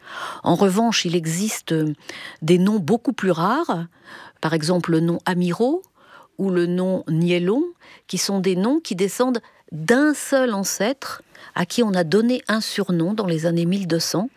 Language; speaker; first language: French; native; French